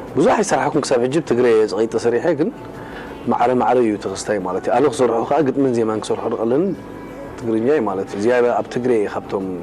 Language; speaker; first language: Tigrinya; native; Tigrinya